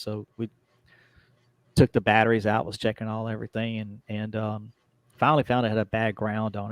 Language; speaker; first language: English; native; English